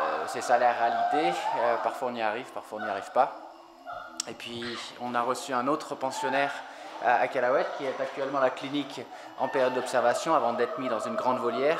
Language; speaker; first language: French; native; French